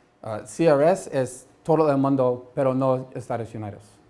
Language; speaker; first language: Spanish; non-native, learner; English